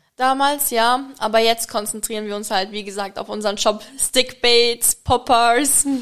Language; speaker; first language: German; non-native, fluent; Czech